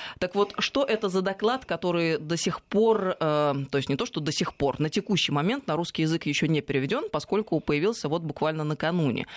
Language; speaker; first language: Russian; native; Russian